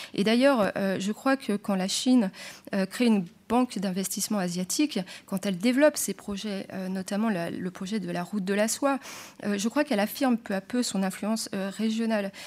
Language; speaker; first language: French; native; French